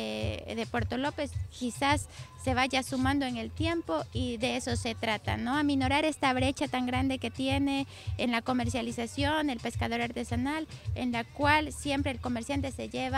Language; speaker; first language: Spanish; native; Spanish